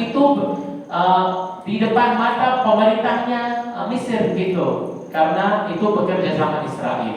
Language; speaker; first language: Indonesian; non-native, fluent; Arabic